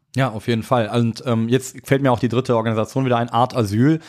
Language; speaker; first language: German; native; German